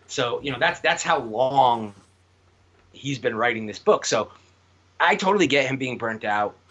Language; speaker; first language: English; native; English